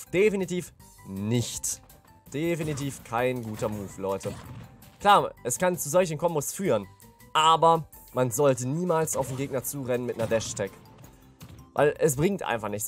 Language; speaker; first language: German; native; German